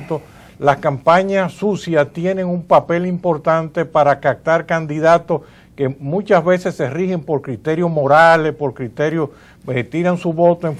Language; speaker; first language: Spanish; native; Spanish